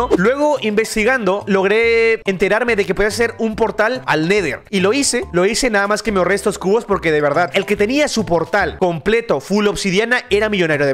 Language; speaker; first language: Spanish; native; Spanish